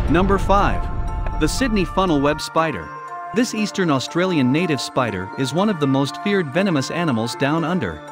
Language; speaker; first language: English; native; English